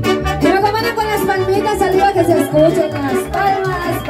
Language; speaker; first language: Spanish; native; Spanish